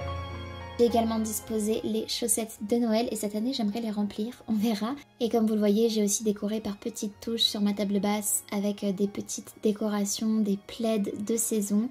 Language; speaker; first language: French; native; French